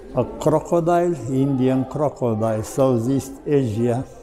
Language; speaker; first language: English; non-native, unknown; Romanian